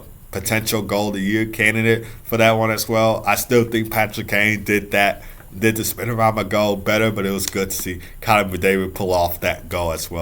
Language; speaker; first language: English; native; English